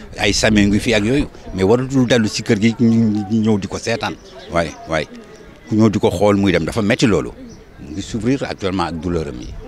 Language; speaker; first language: Wolof; native; Wolof